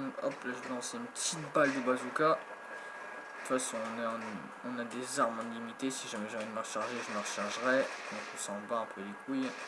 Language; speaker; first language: French; native; French